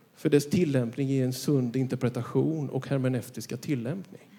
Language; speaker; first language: Swedish; native; Swedish